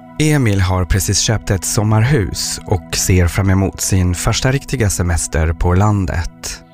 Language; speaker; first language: Swedish; non-native, fluent; French